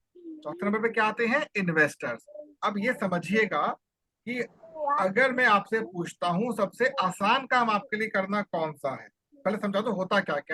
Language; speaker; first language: Hindi; native; Hindi